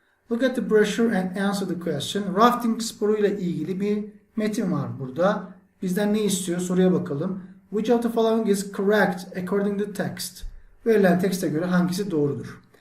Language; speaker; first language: English; non-native, fluent; Turkish